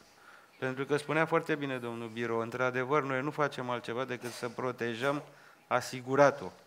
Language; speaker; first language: Romanian; native; Romanian